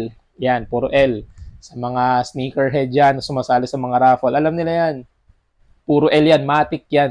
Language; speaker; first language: Filipino; native; Filipino